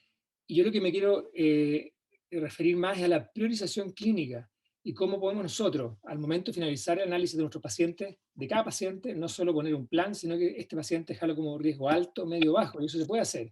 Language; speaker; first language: Spanish; native; Spanish